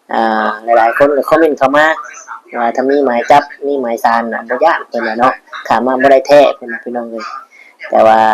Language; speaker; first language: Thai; non-native, local second language; Lao